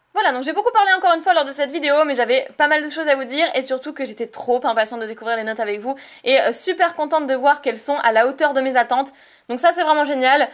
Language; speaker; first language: French; native; French